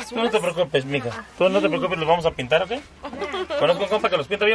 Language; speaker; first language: Spanish; native; Spanish